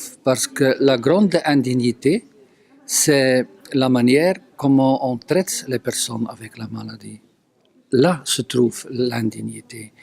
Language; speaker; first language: French; non-native, local second language; Dutch